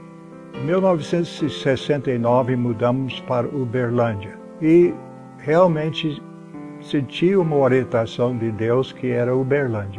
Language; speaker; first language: Portuguese; non-native, fluent; English